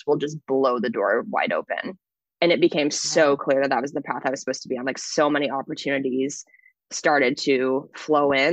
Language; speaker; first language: English; native; English